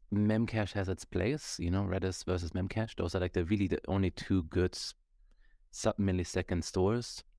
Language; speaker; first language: English; non-native, fluent; German